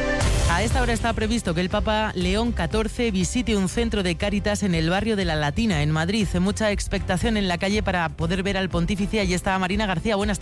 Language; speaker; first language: Spanish; native; Spanish